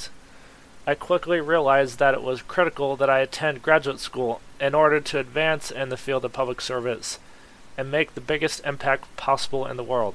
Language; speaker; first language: English; native; English